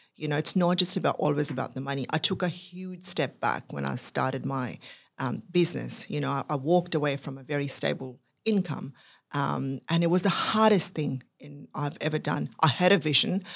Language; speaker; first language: English; non-native, local second language; Urdu